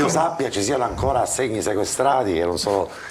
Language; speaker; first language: Italian; native; Italian